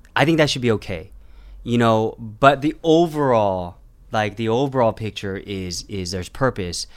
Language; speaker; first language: English; native; English